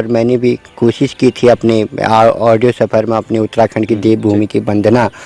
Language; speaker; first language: Hindi; non-native, local second language; Garhwali